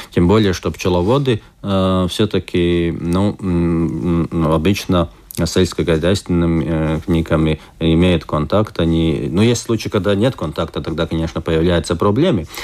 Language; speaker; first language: Russian; non-native, local second language; Latvian